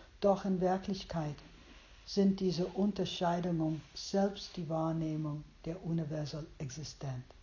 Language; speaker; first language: German; non-native, fluent; English